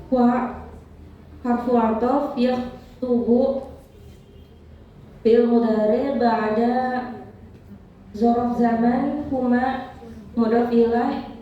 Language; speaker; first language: Arabic; non-native, learner; Indonesian